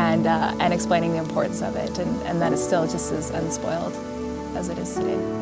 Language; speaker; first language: English; native; English